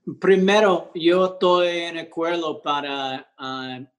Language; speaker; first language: Spanish; early bilingual, heritage; English